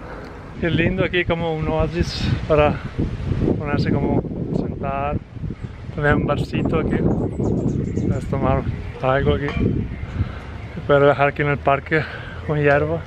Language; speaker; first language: Spanish; non-native, fluent; Italian